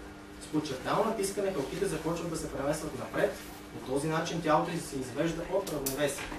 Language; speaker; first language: Bulgarian; native; Bulgarian